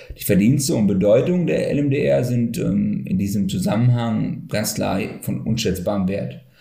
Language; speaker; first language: German; native; German